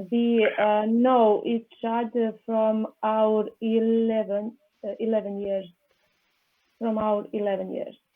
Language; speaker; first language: English; non-native, learner; Serbian